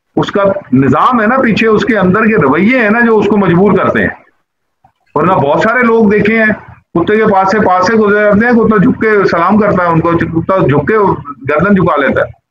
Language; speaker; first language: Urdu; non-native, local second language; Punjabi